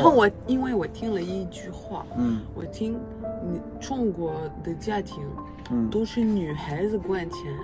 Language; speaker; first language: Chinese; non-native, fluent; French